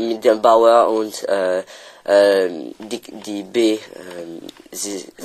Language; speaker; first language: German; non-native, learner; French